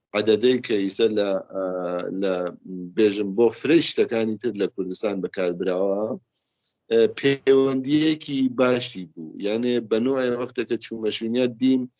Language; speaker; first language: Central Kurdish; non-native, local second language; Gurani